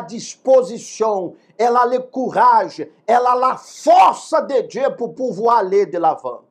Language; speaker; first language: French; non-native, fluent; Portuguese